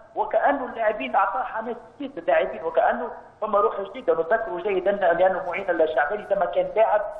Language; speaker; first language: Arabic; native; Arabic